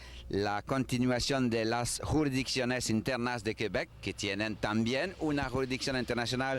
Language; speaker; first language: Spanish; non-native, learner; French